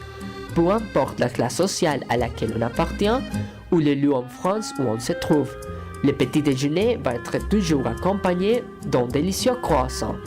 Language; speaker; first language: French; non-native, learner; Spanish